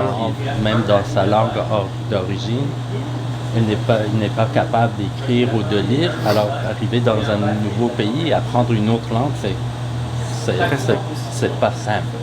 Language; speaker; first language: French; non-native, fluent; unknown